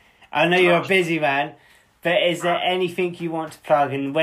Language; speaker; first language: English; native; English